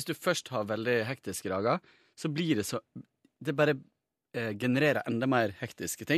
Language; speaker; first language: Norwegian; native; Norwegian